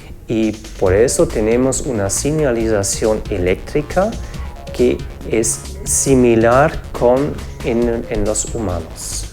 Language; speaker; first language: Spanish; non-native, fluent; German